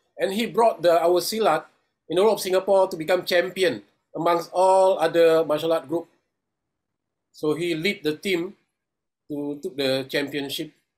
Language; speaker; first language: English; non-native, local second language; Malay